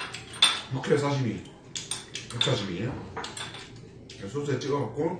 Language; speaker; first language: Korean; native; Korean